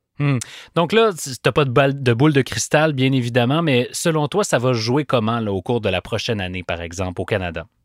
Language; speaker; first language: French; native; French